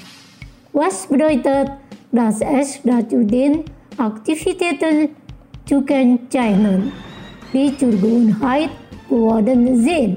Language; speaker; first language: German; non-native, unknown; Indonesian